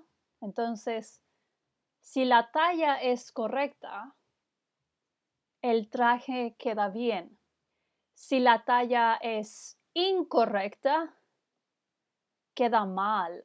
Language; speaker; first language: Spanish; non-native, fluent; English